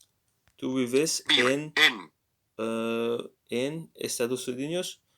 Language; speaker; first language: Spanish; non-native, learner; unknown